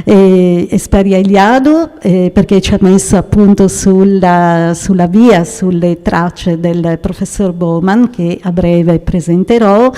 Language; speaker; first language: Italian; native; Italian